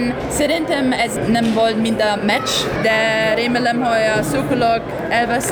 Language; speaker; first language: Hungarian; non-native, learner; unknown